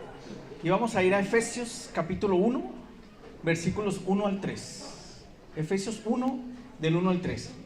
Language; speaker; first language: Spanish; native; Spanish